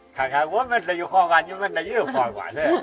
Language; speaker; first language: Chinese; native; Chinese